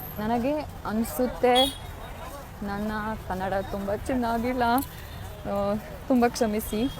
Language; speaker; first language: Kannada; non-native, learner; German